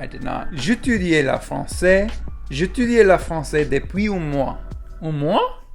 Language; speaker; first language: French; non-native, learner; English